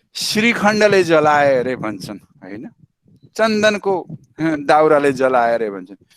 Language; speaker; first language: Nepali; native; Nepali